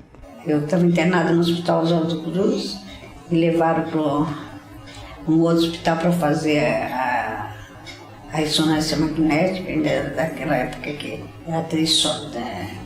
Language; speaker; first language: Portuguese; native; Portuguese